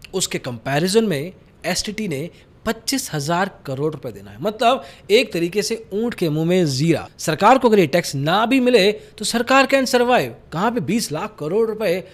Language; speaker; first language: Hindi; native; Hindi